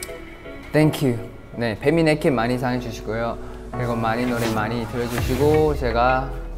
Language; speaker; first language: Korean; non-native, fluent; Thai